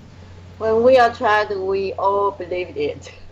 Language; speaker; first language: English; non-native, learner; Chinese